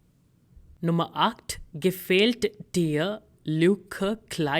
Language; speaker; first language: German; non-native, fluent; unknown